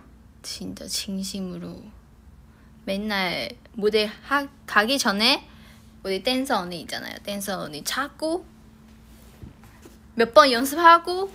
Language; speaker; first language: Korean; non-native, fluent; Chinese